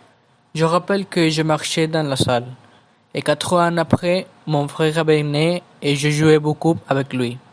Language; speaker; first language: French; non-native, learner; Spanish